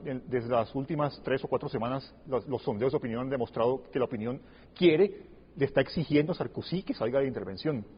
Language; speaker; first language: Spanish; native; Spanish